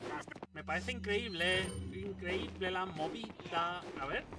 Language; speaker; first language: Spanish; native; Spanish